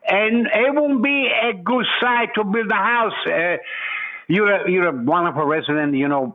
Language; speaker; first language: English; non-native, fluent; Italian